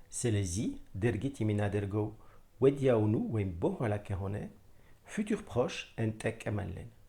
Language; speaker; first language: Amharic; non-native, fluent; French